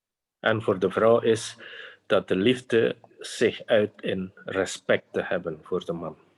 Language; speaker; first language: Dutch; non-native, fluent; Indonesian